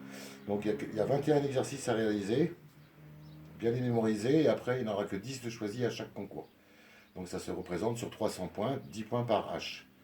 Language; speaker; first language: French; native; French